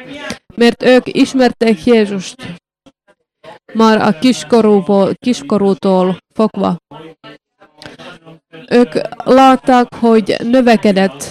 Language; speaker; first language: Hungarian; non-native, learner; Finnish